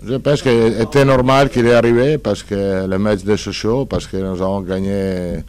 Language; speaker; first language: French; non-native, learner; Italian